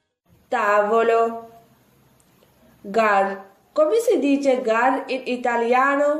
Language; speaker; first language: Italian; non-native, fluent; Urdu